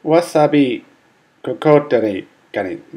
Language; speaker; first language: Japanese; non-native, learner; English